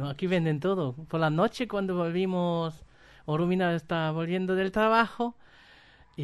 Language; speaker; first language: Spanish; non-native, fluent; German